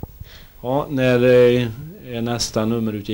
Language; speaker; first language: Swedish; native; Swedish